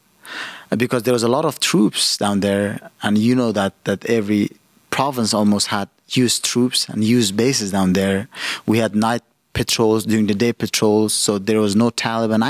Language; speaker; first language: English; non-native, fluent; Persian